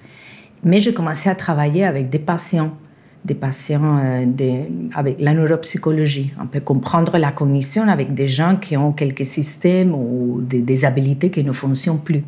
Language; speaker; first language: French; non-native, fluent; Spanish